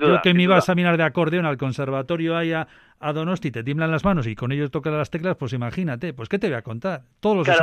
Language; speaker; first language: Spanish; native; Spanish